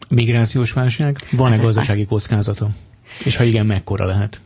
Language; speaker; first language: Hungarian; native; Hungarian